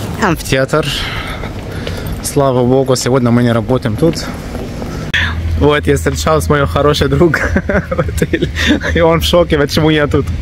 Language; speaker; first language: Russian; non-native, learner; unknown